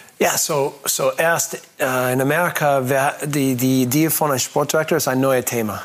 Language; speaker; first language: German; non-native, learner; English